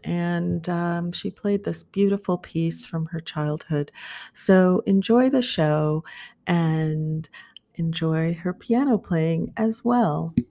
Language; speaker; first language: English; native; English